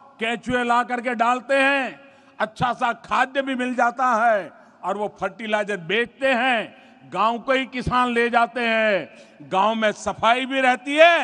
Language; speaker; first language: Hindi; non-native, local second language; Gujarati